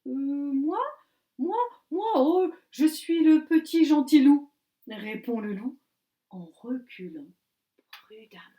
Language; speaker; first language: French; native; French